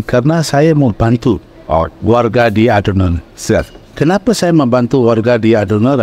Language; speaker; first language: Indonesian; non-native, fluent; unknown